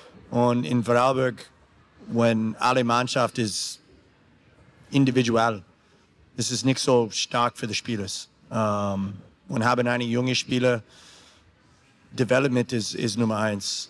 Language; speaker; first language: German; non-native, learner; English